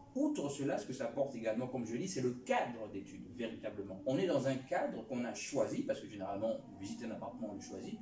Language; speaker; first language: French; non-native, local second language; Lingala